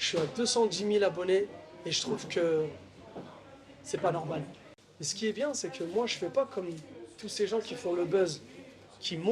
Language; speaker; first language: French; native; French